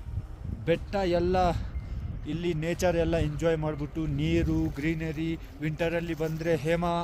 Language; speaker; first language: Kannada; non-native, local second language; Ladakhi